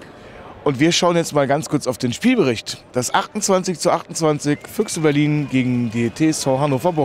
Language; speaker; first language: German; native; German